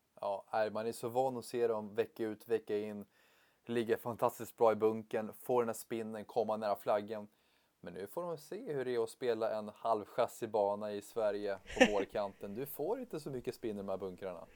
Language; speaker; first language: Swedish; native; Swedish